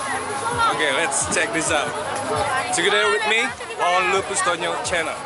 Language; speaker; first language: English; non-native, learner; Indonesian